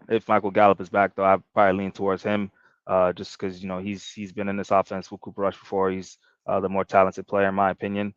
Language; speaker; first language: English; native; English